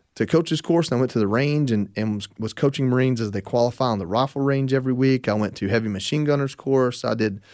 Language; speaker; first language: English; native; English